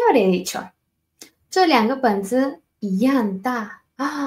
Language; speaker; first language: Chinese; non-native, learner; Spanish